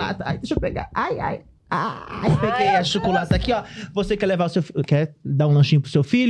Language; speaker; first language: Portuguese; native; Portuguese